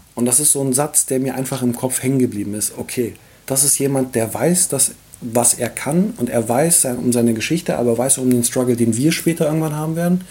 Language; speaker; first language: German; early bilingual, other home language; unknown